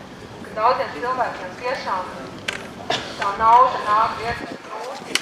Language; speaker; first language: Latvian; native; Latvian